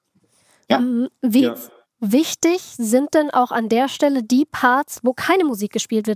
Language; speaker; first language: German; native; German